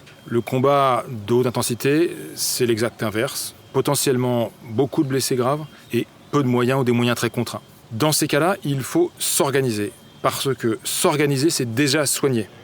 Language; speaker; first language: French; native; French